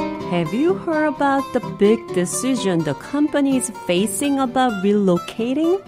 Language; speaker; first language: English; non-native, fluent; Korean